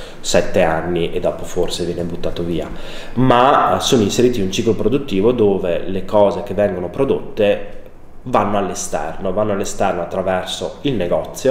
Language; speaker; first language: Italian; native; Italian